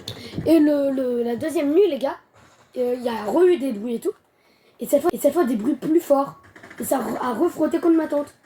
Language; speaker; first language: French; native; French